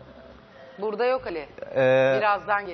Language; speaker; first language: Turkish; native; Turkish